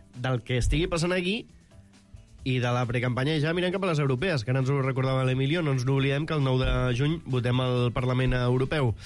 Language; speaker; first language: Catalan; native; Catalan